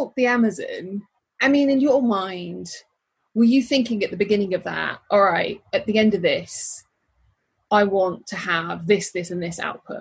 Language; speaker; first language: English; native; English